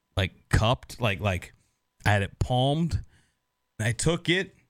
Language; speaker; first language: English; native; English